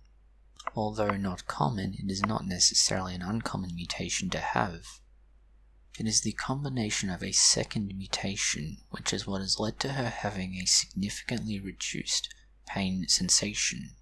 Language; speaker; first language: English; native; English